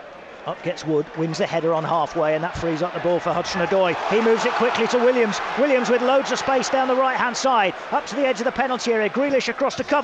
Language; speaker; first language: English; native; English